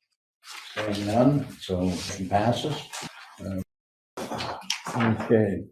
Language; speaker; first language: English; native; English